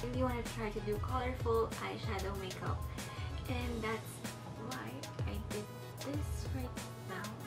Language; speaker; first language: English; non-native, local second language; Filipino